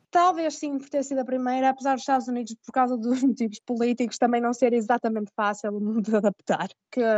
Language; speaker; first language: Portuguese; native; Portuguese